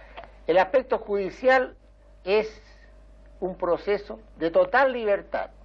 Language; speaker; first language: Spanish; native; Spanish